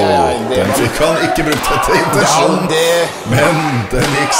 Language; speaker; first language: Norwegian; native; Norwegian